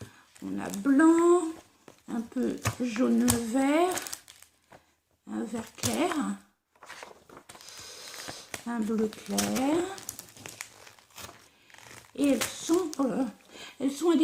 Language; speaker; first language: French; native; French